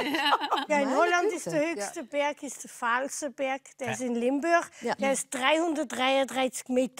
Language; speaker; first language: German; non-native, fluent; Dutch